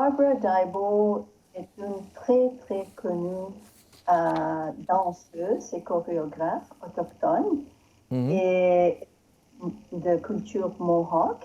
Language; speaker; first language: French; non-native, learner; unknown